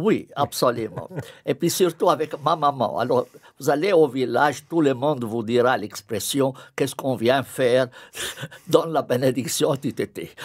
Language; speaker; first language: French; non-native, fluent; Arabic